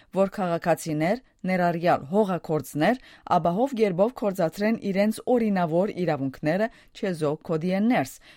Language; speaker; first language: Armenian; early bilingual, heritage; Armenian